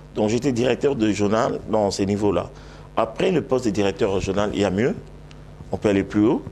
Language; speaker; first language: French; non-native, local second language; Lingala